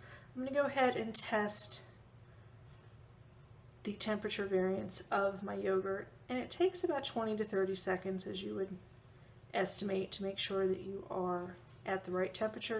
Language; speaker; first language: English; native; English